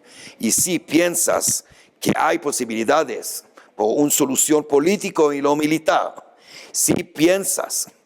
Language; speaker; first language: Spanish; non-native, fluent; Hebrew